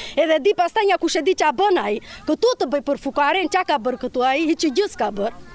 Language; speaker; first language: Albanian; non-native, local second language; Romany